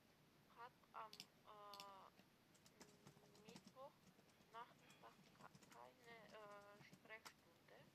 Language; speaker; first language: German; non-native, learner; Macedonian